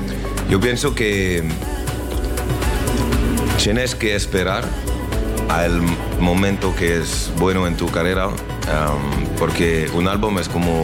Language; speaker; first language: Spanish; non-native, learner; French